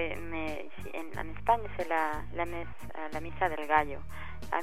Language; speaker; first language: French; non-native, fluent; Spanish